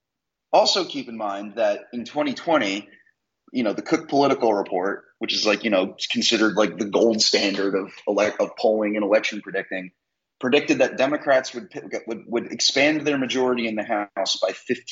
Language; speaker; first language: English; native; English